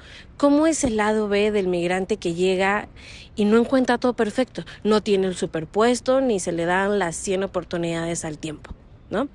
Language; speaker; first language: Spanish; native; Spanish